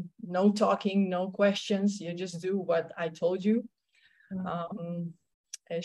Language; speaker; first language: English; non-native, fluent; Slovenian